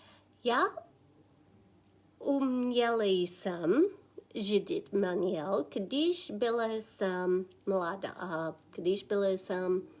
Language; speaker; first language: Czech; non-native, learner; English